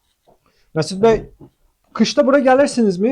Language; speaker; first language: Turkish; non-native, local second language; Azerbaijani